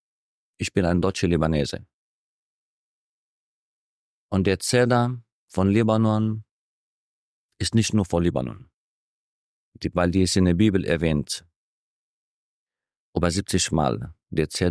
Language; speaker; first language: German; non-native, fluent; Arabic